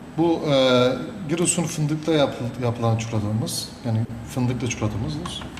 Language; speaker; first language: Turkish; early bilingual, heritage; Turkish